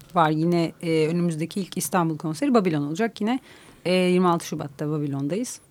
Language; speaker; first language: Turkish; native; Turkish